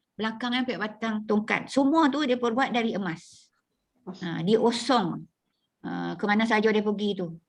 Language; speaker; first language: Malay; native; Malay